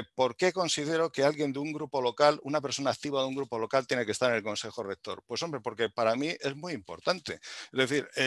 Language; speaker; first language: Spanish; native; Spanish